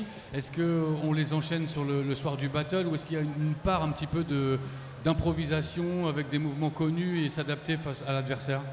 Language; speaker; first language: French; native; French